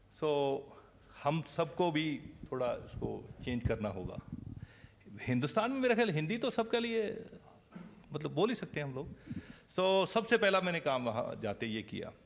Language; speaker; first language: Hindi; non-native, local second language; Punjabi